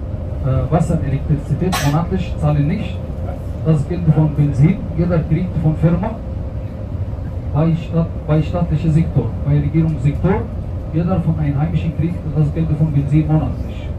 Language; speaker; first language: German; non-native, fluent; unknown